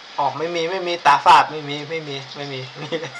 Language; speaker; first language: Thai; native; Thai